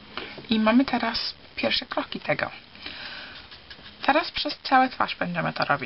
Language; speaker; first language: Polish; early bilingual, heritage; Polish